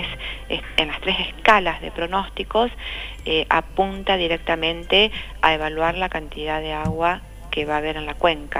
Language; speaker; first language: Spanish; native; Spanish